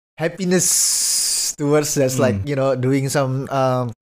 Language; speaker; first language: English; non-native, fluent; Indonesian